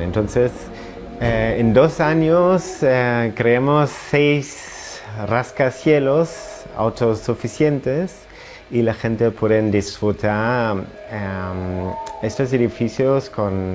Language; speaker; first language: Spanish; non-native, fluent; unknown